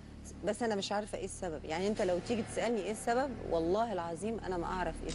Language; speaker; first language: Arabic; native; Arabic